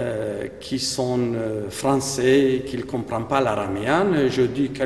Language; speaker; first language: French; non-native, fluent; Aramaic